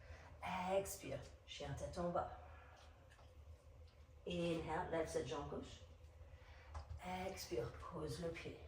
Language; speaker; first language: French; non-native, fluent; English